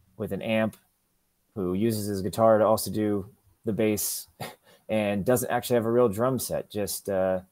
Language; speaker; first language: English; native; English